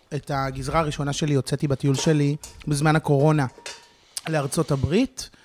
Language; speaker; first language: Hebrew; native; Hebrew